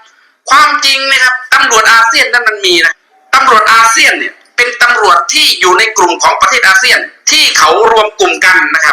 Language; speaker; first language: Thai; native; Thai